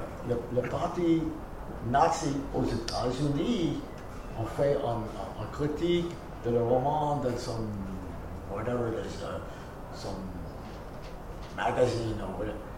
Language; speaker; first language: French; non-native, fluent; English